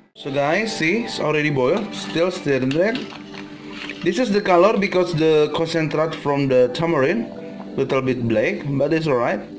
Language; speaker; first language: English; non-native, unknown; Indonesian